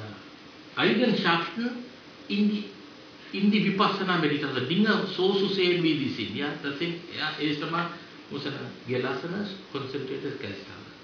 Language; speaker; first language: German; non-native, fluent; Sinhala